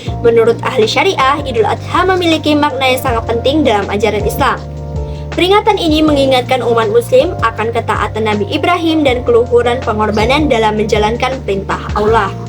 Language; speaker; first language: Indonesian; native; Indonesian